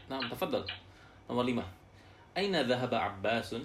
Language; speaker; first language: Arabic; non-native, fluent; Indonesian